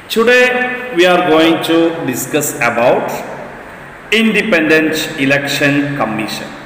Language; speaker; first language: English; non-native, local second language; Malayalam